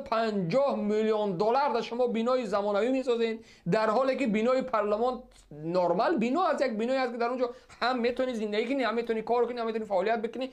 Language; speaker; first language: Persian; native; Persian